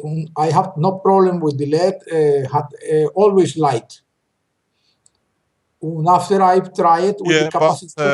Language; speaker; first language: English; non-native, learner; Spanish